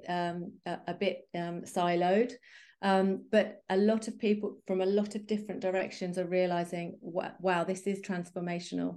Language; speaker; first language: English; native; English